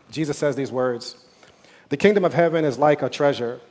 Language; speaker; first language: English; native; English